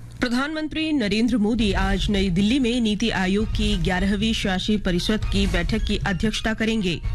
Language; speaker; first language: Hindi; native; Hindi